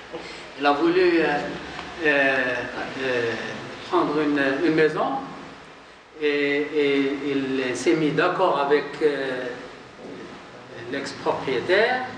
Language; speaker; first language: French; non-native, local second language; Arabic